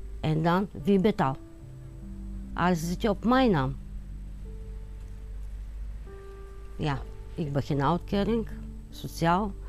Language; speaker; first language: Dutch; non-native, learner; Bulgarian